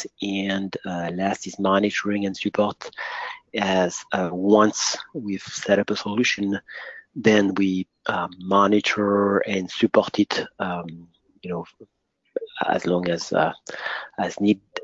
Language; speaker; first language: English; non-native, fluent; French